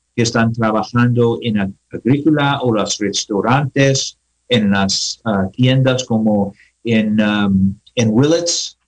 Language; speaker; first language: Spanish; non-native, learner; English